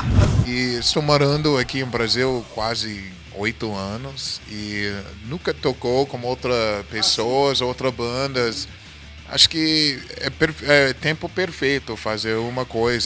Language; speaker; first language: Portuguese; non-native, learner; English